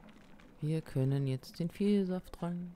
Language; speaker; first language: German; native; German